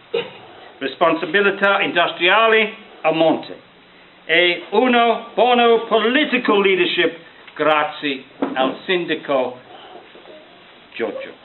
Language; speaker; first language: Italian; non-native, learner; English